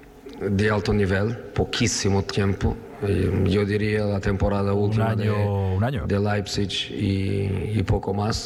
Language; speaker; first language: Spanish; non-native, fluent; Italian